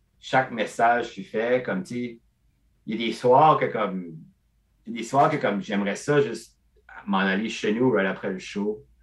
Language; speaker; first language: French; non-native, local second language; English